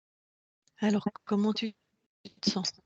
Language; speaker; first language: French; native; French